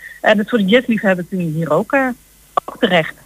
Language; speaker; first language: Dutch; native; Dutch